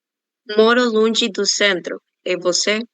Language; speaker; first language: Portuguese; non-native, learner; Spanish